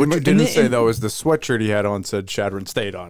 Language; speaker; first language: English; native; English